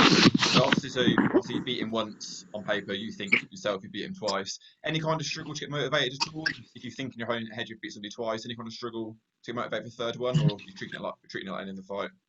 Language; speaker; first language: English; native; English